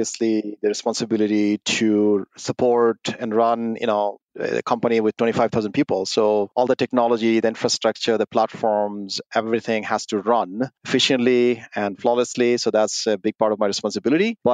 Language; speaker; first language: English; non-native, local second language; Bangla